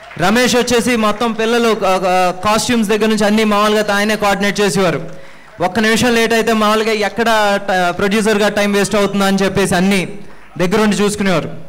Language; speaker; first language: Telugu; native; Telugu